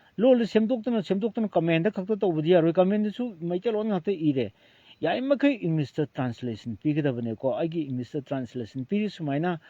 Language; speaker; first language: Manipuri; non-native, local second language; Thado Chin